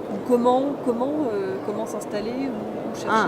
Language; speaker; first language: French; native; French